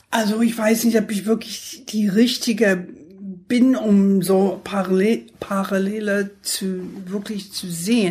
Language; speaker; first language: German; non-native, fluent; English